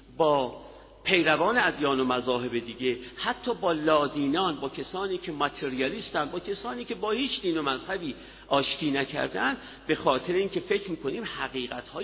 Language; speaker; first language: Persian; native; Persian